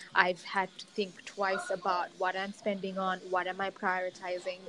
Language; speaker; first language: English; non-native, local second language; Sinhala